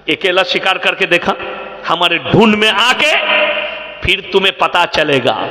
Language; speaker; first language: Hindi; non-native, local second language; Bangla